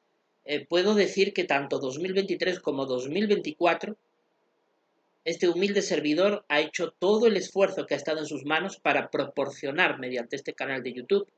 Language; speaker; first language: Spanish; native; Spanish